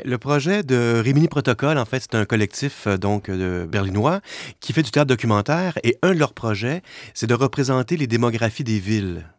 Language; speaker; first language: French; native; French